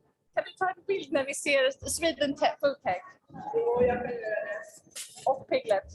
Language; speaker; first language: Swedish; native; Swedish